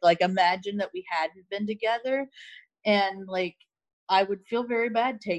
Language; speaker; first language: English; native; English